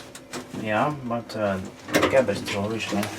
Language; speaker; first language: English; non-native, learner; Finnish